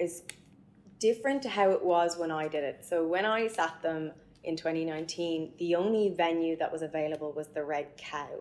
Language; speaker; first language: English; native; English